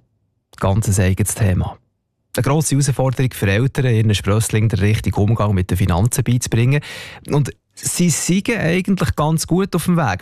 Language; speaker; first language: German; native; German